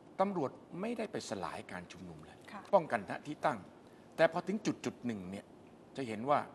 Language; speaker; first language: Thai; native; Thai